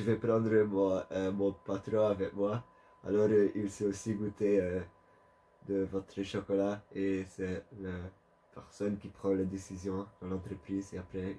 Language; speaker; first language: French; non-native, learner; Dutch